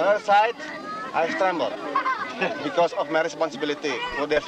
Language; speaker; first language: English; non-native, learner; Indonesian